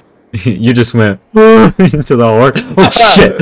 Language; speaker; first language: English; native; English